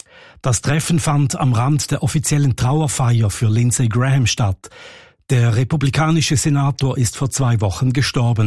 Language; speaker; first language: German; native; German